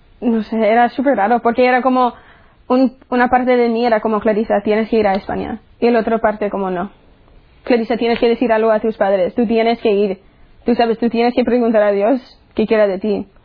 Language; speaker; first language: Spanish; early bilingual, heritage; English